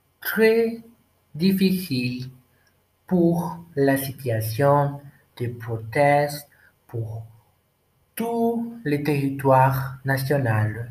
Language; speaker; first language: French; non-native, learner; Portuguese